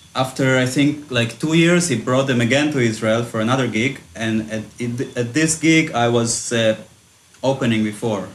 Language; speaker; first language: English; early bilingual, other home language; Russian